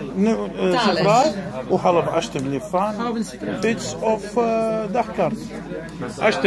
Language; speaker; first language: Dutch; non-native, learner; Arabic